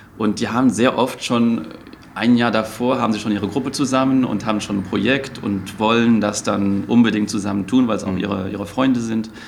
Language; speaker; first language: German; non-native, local second language; Luxembourgish